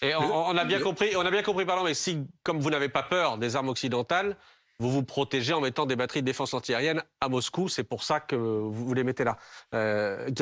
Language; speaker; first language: French; native; French